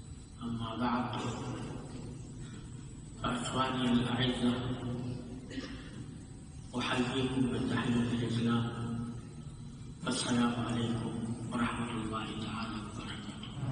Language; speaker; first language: Arabic; non-native, fluent; Urdu